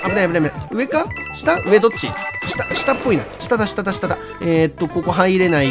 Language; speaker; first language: Japanese; native; Japanese